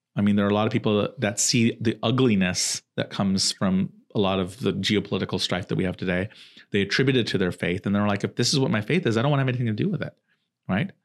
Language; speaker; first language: English; native; English